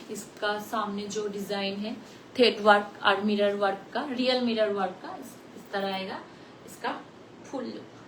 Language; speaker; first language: Hindi; non-native, local second language; Bangla